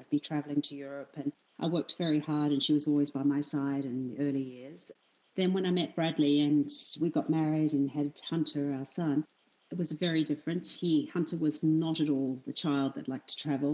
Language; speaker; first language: English; native; English